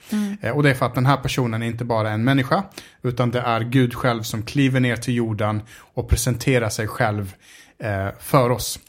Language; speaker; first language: Swedish; early bilingual, other home language; Arabic